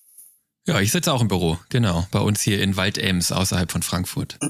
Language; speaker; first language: German; native; German